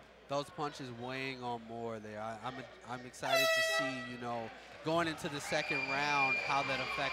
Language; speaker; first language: English; native; English